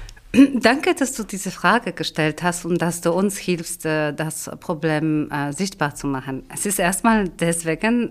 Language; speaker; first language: German; non-native, fluent; Polish